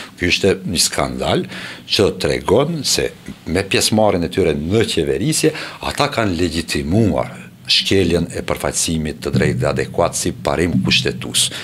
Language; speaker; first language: Albanian; early bilingual, heritage; Albanian